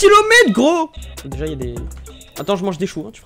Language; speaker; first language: French; native; French